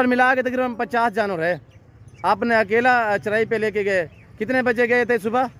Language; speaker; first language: Hindi; non-native, local second language; Saraiki